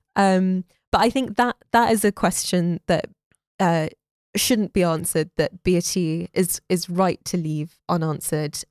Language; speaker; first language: English; native; English